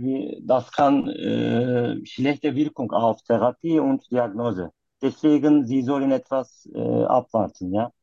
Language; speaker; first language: German; non-native, learner; Turkish